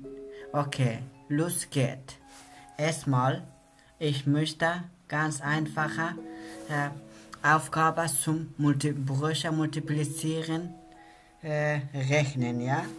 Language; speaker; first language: German; non-native, learner; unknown